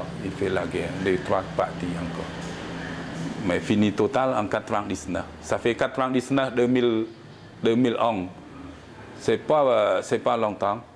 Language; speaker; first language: French; non-native, learner; Khmer